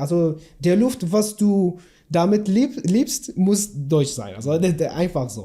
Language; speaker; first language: German; non-native, learner; Kurdish